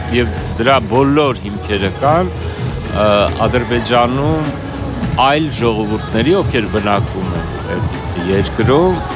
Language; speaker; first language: Armenian; native; Armenian